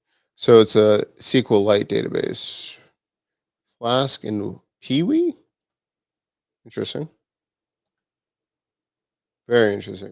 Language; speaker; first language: English; native; English